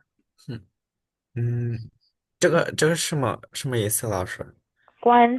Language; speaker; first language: Chinese; non-native, learner; Indonesian